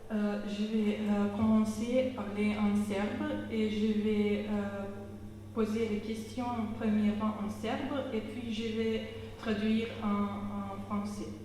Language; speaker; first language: French; non-native, fluent; Serbian